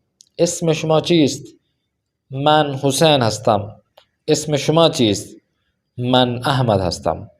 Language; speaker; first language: Persian; non-native, fluent; Urdu